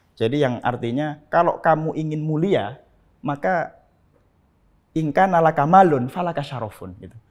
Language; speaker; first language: Indonesian; native; Indonesian